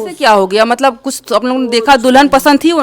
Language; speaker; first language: Hindi; native; Hindi